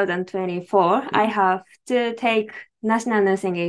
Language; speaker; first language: English; non-native, learner; Japanese